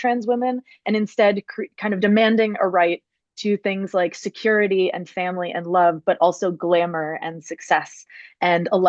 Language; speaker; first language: English; native; English